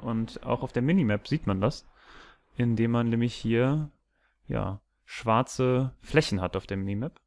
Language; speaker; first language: German; native; German